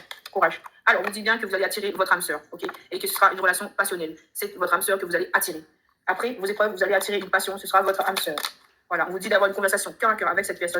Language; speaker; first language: French; native; French